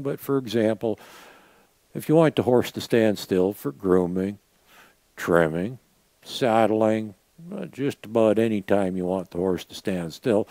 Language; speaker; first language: English; native; English